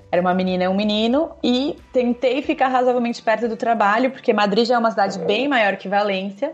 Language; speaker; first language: Portuguese; native; Portuguese